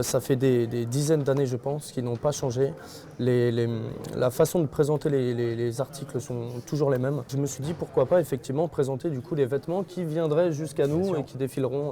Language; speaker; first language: French; native; French